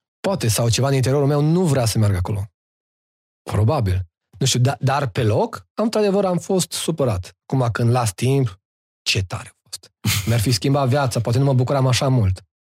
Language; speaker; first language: Romanian; native; Romanian